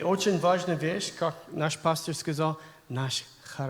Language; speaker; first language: Russian; non-native, learner; English